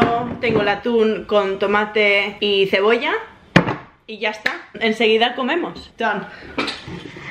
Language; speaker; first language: Spanish; early bilingual, heritage; English